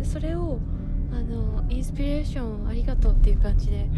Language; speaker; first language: Japanese; native; Japanese